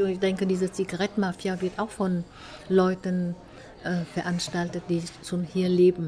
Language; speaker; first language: German; non-native, fluent; Vietnamese